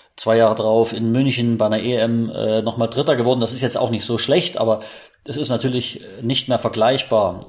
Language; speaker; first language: German; native; German